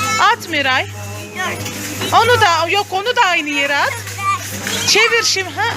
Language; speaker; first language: Turkish; native; Turkish